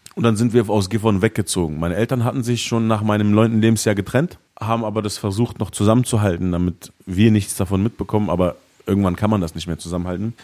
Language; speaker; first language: German; early bilingual, other home language; Arabic